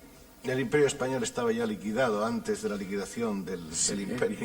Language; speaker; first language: Spanish; native; Spanish